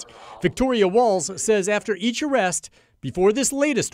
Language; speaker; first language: English; native; English